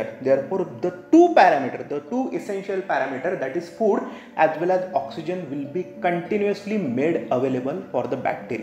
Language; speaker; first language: English; non-native, local second language; Hindi